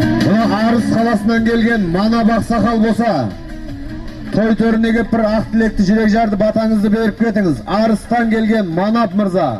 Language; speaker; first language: Kazakh; native; Kazakh